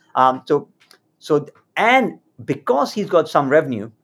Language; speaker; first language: English; native; English